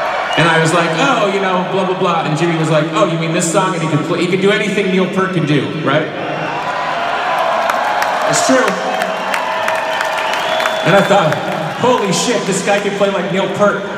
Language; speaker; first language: English; native; English